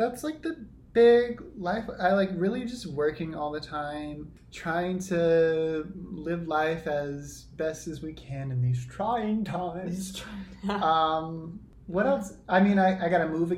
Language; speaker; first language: English; native; English